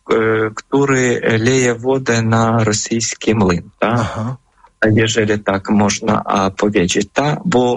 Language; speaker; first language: Polish; non-native, fluent; Ukrainian